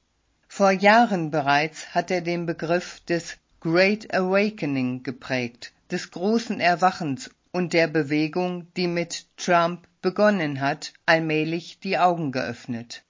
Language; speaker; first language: German; native; German